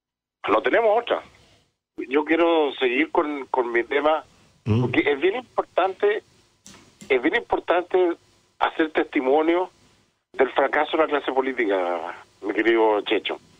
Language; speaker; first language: Spanish; native; Spanish